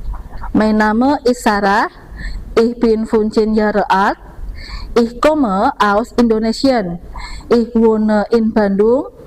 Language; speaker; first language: German; non-native, fluent; Indonesian